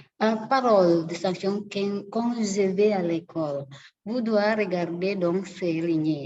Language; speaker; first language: French; non-native, learner; Indonesian